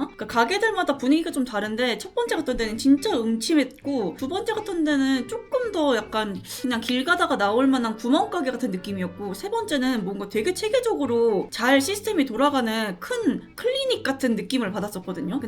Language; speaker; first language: Korean; early bilingual, heritage; Korean